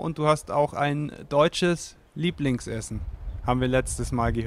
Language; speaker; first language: German; native; German